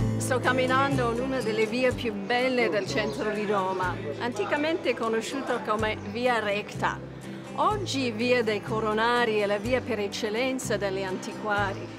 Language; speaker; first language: Italian; non-native, fluent; English